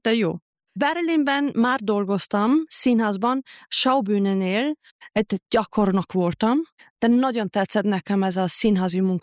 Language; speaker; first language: Hungarian; non-native, fluent; German